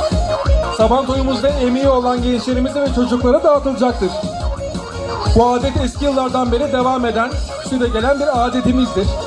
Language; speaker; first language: Turkish; native; Turkish